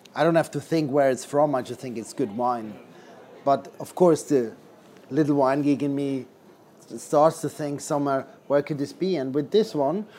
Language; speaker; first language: English; non-native, fluent; Swiss German